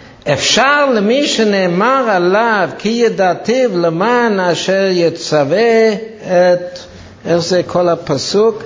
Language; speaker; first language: Hebrew; non-native, fluent; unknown